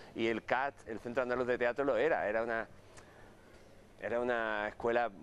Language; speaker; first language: Spanish; native; Spanish